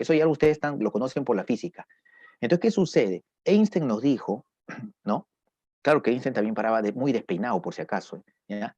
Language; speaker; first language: Spanish; native; Spanish